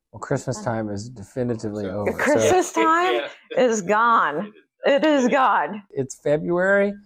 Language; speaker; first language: English; native; English